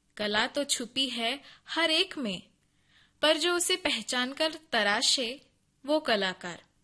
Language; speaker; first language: Hindi; non-native, local second language; Konkani